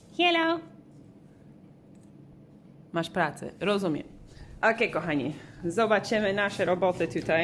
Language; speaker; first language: Polish; non-native, learner; English